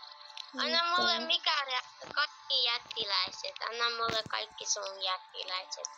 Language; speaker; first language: Finnish; early bilingual, other home language; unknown